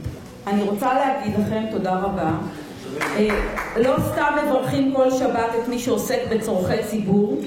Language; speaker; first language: Hebrew; native; Hebrew